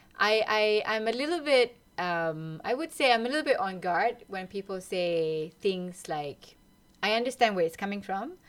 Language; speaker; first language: English; non-native, local second language; Malay